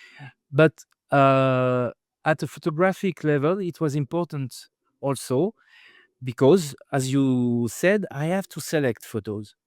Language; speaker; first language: English; non-native, fluent; French